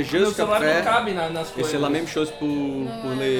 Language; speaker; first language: French; non-native, learner; Portuguese